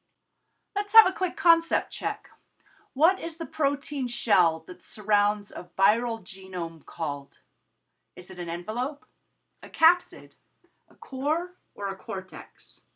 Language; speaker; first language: English; native; English